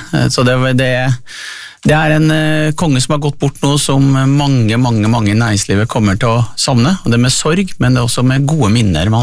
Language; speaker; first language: Norwegian; native; Norwegian